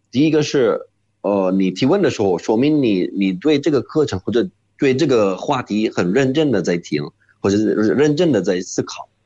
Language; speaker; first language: Chinese; non-native, fluent; Arabic